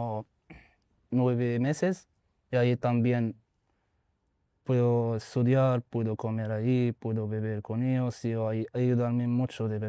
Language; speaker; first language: Spanish; non-native, learner; Arabic